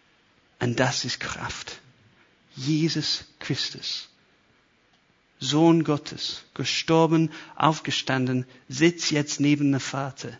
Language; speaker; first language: German; non-native, fluent; English